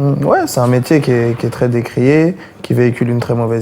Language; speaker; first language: French; native; French